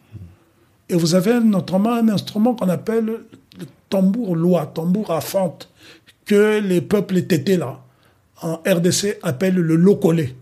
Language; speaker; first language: French; non-native, local second language; Kongo